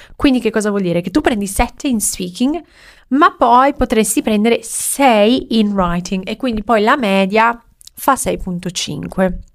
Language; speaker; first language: Italian; native; Italian